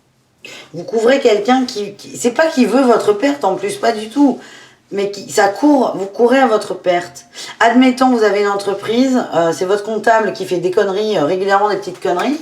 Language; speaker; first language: French; native; French